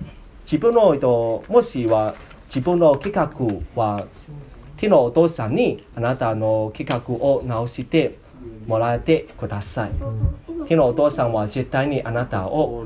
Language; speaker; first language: Japanese; non-native, learner; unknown